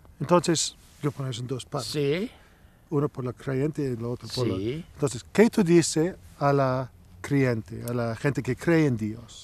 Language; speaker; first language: Spanish; non-native, learner; Italian